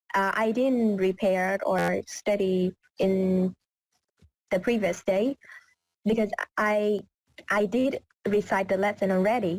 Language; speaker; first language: English; non-native, learner; Vietnamese